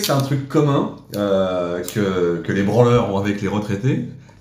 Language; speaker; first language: French; native; French